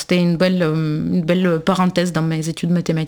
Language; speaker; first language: French; non-native, fluent; Russian